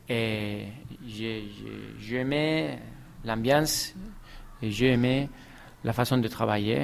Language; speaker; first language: French; non-native, fluent; Spanish